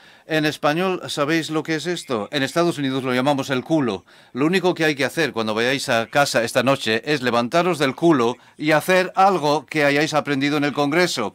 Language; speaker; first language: Spanish; non-native, fluent; English